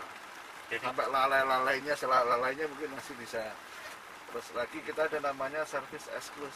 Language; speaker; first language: Indonesian; native; Indonesian